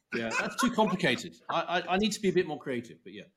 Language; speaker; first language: English; native; English